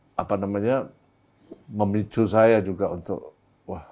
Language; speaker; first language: Indonesian; native; Indonesian